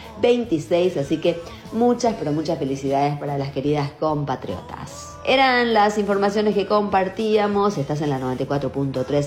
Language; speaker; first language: Spanish; native; Spanish